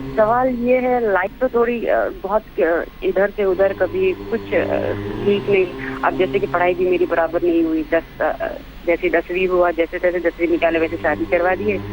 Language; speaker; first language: Hindi; non-native, local second language; Nepali